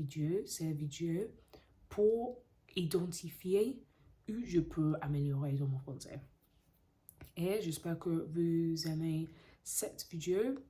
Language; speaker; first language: French; non-native, learner; English